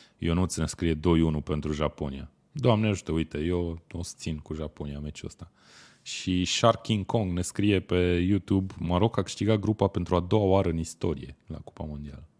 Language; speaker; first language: Romanian; native; Romanian